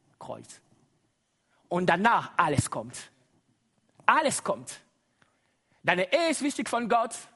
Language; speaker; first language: German; non-native, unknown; Lingala